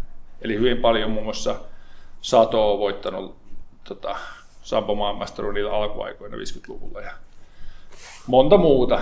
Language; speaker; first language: Finnish; native; Finnish